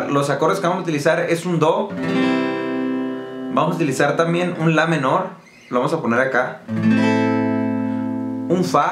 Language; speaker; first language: Spanish; native; Spanish